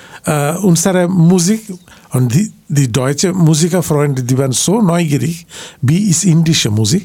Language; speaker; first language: German; non-native, learner; Bangla